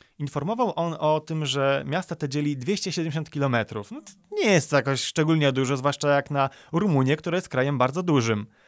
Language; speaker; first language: Polish; native; Polish